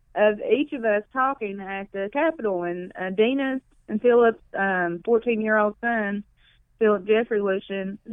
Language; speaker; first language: English; native; English